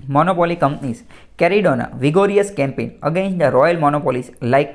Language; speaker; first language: English; non-native, local second language; Gujarati